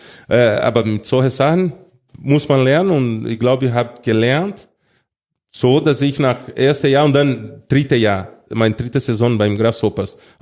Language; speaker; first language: German; non-native, fluent; Portuguese